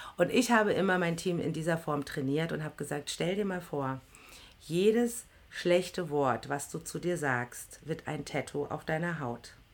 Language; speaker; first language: German; native; German